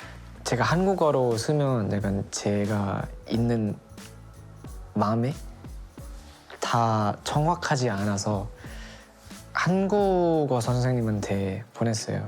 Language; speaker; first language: Korean; non-native, fluent; Thai